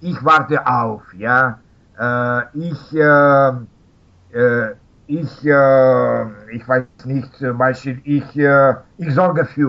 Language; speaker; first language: German; non-native, learner; Russian